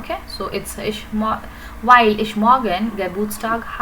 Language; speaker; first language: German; non-native, fluent; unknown